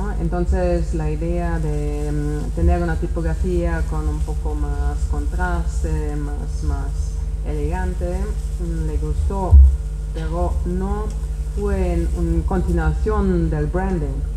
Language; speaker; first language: Spanish; non-native, fluent; Czech